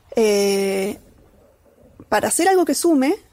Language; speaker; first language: Spanish; native; Spanish